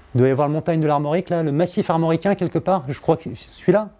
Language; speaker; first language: French; native; French